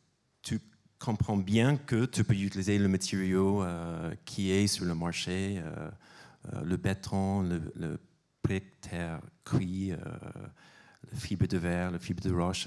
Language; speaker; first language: French; non-native, fluent; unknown